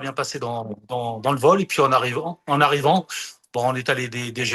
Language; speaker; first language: French; native; French